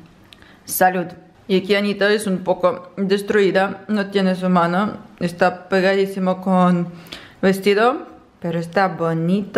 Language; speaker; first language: Spanish; non-native, fluent; Russian